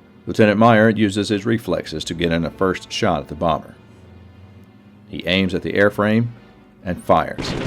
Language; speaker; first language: English; native; English